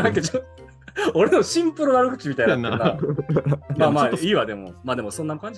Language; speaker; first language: Japanese; native; Japanese